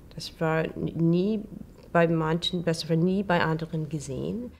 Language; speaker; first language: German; non-native, learner; English